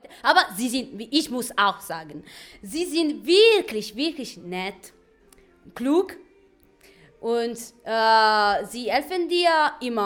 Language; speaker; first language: German; non-native, learner; Italian